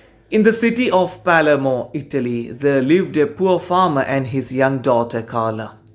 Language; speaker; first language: English; non-native, local second language; Malayalam